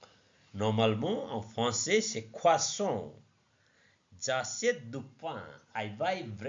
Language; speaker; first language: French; non-native, learner; Nepali